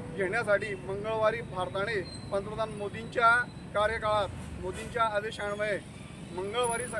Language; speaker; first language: Marathi; native; Marathi